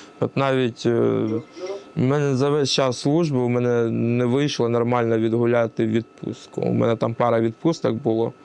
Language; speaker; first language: Ukrainian; non-native, local second language; Russian